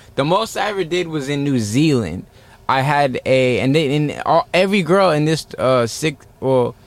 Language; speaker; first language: English; native; English